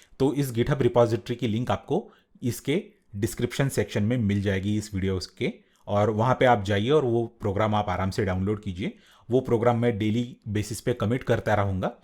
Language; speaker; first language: Hindi; non-native, local second language; Marathi